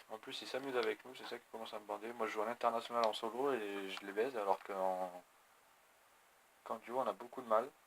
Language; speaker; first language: French; native; French